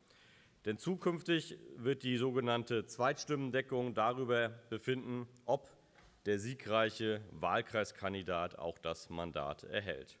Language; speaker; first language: German; native; German